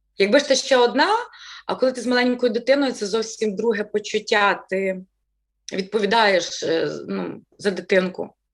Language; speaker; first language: Ukrainian; native; Ukrainian